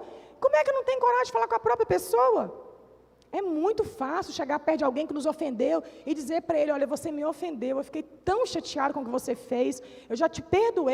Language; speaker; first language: Portuguese; native; Portuguese